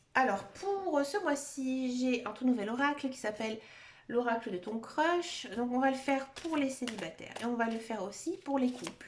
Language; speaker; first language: French; native; French